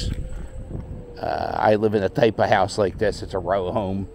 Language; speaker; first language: English; native; English